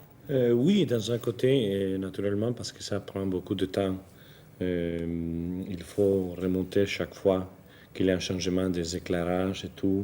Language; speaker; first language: French; non-native, fluent; Spanish